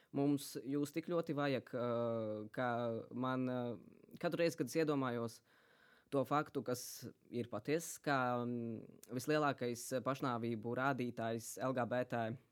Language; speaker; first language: Latvian; native; Latvian